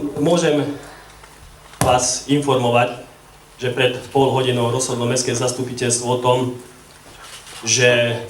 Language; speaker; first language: Slovak; non-native, local second language; Hungarian